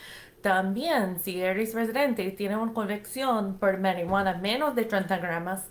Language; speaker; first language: Spanish; non-native, fluent; English